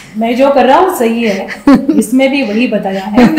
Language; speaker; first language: Hindi; non-native, local second language; Marathi